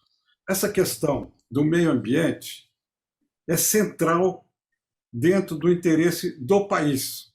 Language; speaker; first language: Portuguese; native; Portuguese